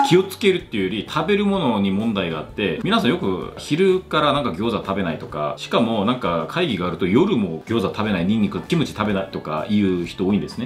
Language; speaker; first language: Japanese; non-native, fluent; Korean